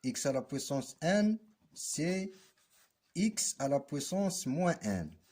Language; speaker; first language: French; non-native, local second language; Arabic